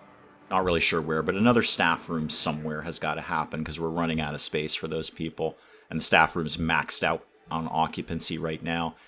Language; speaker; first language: English; native; English